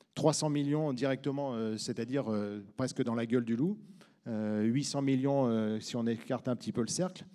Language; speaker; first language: French; native; French